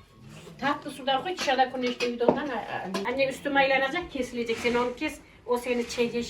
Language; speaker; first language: Turkish; native; Turkish